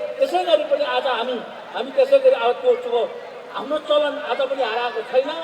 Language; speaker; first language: Nepali; non-native, local second language; Eastern Tamang